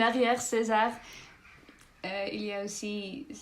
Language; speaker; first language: French; non-native, learner; Dutch